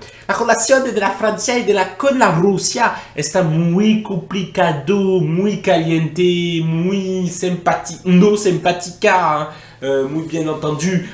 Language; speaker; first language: Spanish; non-native, learner; French